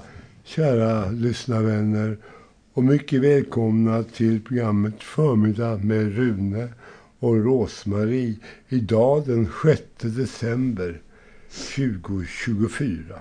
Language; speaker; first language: Swedish; native; Swedish